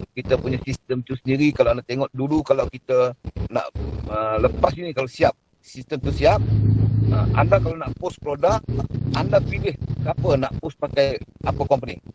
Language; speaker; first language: Malay; native; Malay